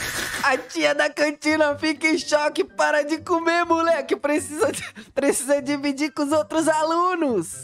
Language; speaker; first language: Portuguese; native; Portuguese